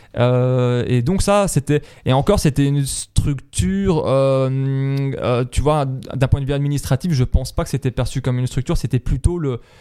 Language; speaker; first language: French; native; French